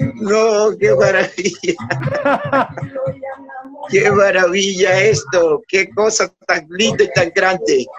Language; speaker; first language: Spanish; native; Spanish